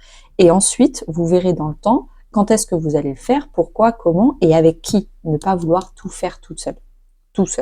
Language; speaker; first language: French; native; French